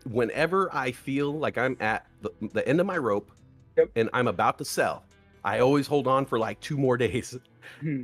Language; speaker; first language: English; native; English